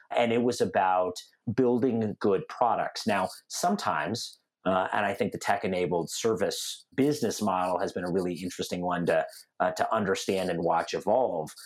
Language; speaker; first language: English; native; English